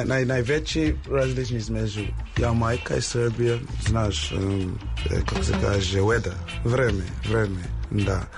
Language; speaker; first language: Serbian; non-native, learner; English